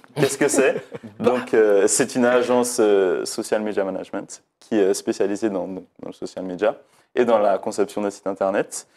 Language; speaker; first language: French; native; French